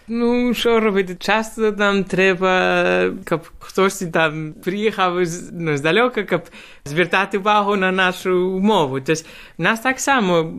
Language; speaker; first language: Ukrainian; non-native, fluent; Basque